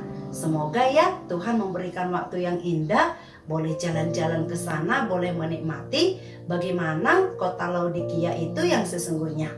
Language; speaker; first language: Indonesian; native; Indonesian